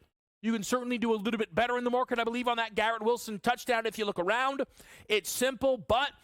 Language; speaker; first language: English; native; English